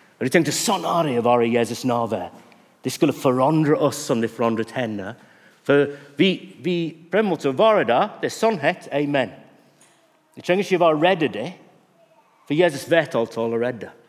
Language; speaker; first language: Norwegian; non-native, fluent; English